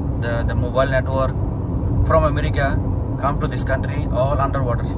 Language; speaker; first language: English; non-native, learner; Bangla